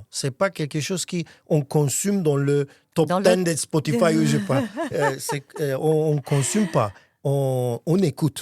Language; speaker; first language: French; non-native, fluent; Armenian